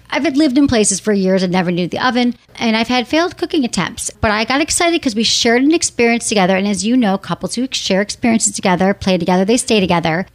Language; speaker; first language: English; native; English